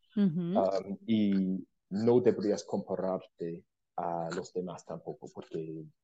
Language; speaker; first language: Spanish; non-native, fluent; English